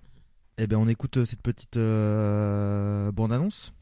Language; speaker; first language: French; native; French